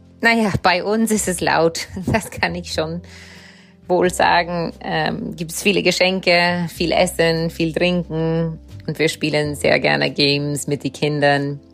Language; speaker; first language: German; non-native, fluent; English